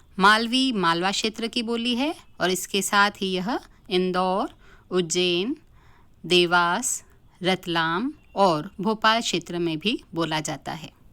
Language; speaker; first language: Hindi; native; Hindi